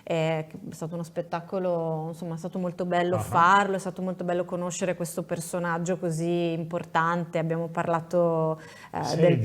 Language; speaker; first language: Italian; native; Italian